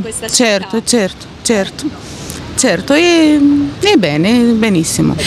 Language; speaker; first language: Italian; non-native, learner; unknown